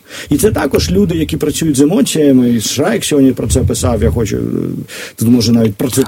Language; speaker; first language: Ukrainian; native; Ukrainian